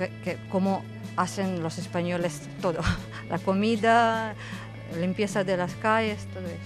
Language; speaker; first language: Spanish; non-native, fluent; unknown